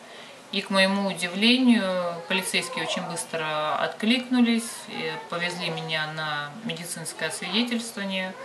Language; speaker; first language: Russian; native; Russian